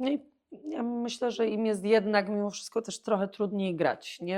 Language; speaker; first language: Polish; native; Polish